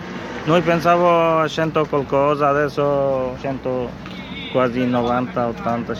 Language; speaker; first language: Italian; non-native, learner; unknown